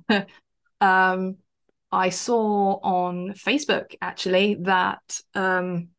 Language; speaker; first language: English; native; English